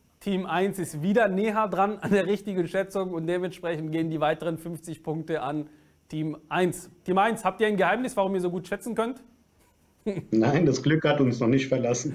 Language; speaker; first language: German; native; German